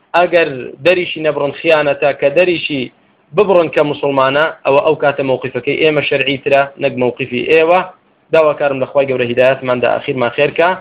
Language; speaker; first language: Central Kurdish; native; Central Kurdish